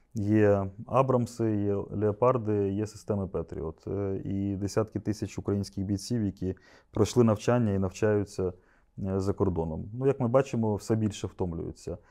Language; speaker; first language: Ukrainian; native; Ukrainian